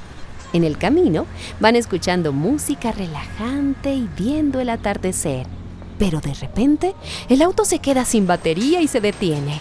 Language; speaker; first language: Spanish; native; Spanish